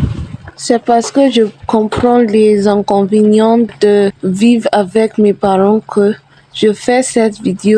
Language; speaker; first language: French; non-native, learner; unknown